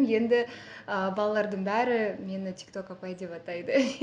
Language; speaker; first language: Kazakh; non-native, local second language; Russian